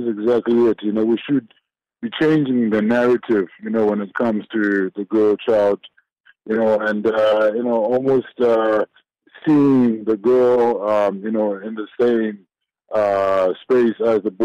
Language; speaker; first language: English; non-native, local second language; Shona